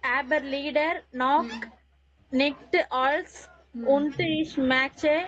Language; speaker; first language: German; non-native, learner; Tamil